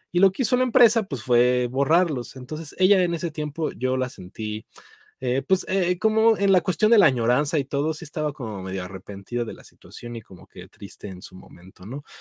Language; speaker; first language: Spanish; native; Spanish